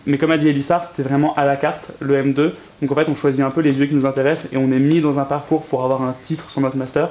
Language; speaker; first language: French; native; French